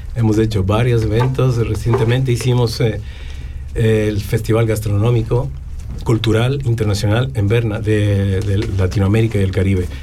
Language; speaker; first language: Spanish; native; Spanish